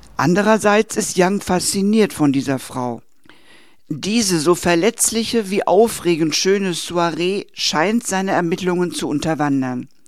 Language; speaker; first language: German; native; German